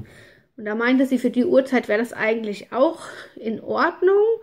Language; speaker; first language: German; native; German